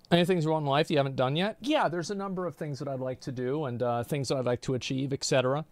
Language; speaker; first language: English; native; English